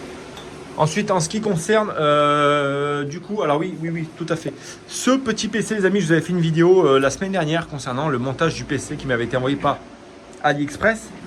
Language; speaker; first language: French; native; French